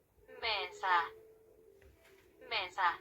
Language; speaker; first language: Spanish; non-native, learner; Haitian Creole